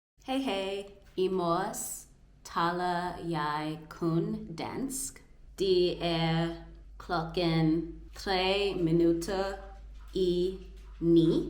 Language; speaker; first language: Danish; non-native, learner; English